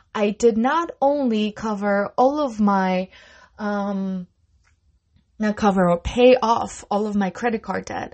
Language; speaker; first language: English; non-native, fluent; Russian